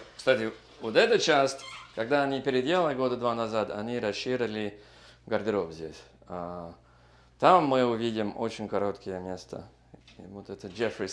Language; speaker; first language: Russian; non-native, learner; English